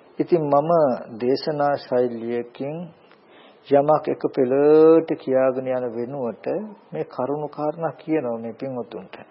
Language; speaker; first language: Sinhala; native; Sinhala